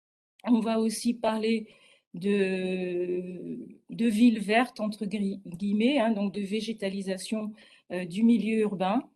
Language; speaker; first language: French; native; French